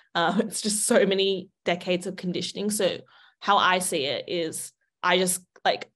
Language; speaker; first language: English; native; English